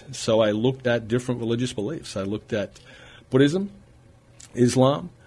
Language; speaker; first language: English; native; English